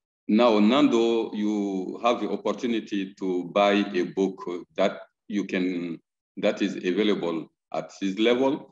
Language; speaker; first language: English; non-native, fluent; Bambara